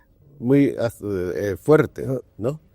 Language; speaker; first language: Spanish; native; Spanish